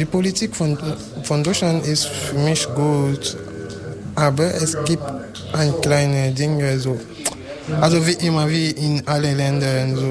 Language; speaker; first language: German; non-native, learner; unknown